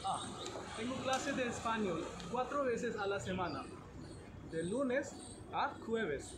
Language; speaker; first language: Spanish; non-native, learner; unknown